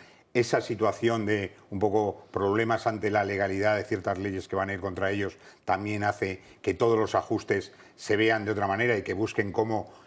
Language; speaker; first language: Spanish; native; Spanish